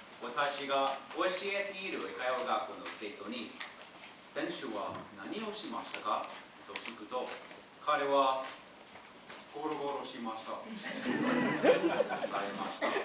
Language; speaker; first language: Japanese; non-native, learner; English